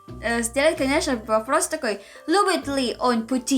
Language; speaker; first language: Russian; non-native, learner; Filipino